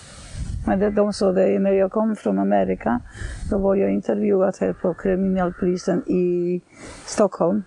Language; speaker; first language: Swedish; non-native, fluent; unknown